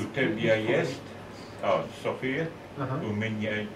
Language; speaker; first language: Russian; non-native, learner; English